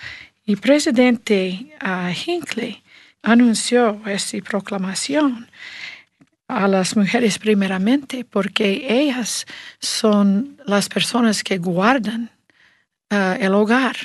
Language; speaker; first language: Spanish; non-native, learner; English